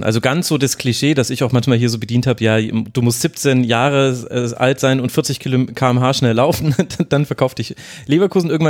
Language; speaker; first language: German; native; German